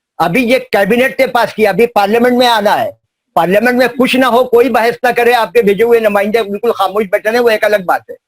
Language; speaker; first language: Urdu; native; Urdu